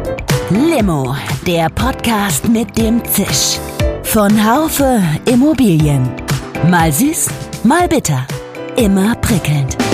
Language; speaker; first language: German; native; German